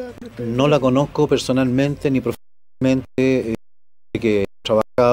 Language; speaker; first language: Spanish; native; Spanish